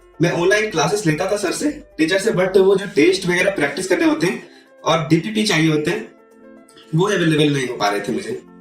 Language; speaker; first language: Hindi; native; Hindi